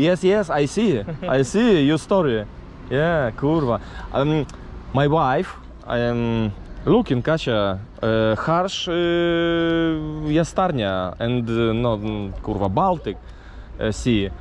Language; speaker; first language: English; non-native, learner; Polish